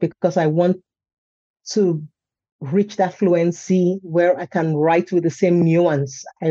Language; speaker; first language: English; non-native, local second language; Yoruba